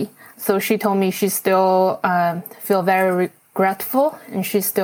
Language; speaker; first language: English; non-native, fluent; Chinese